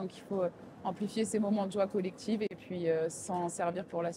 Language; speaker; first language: French; native; French